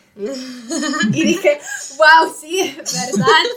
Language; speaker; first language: Spanish; non-native, fluent; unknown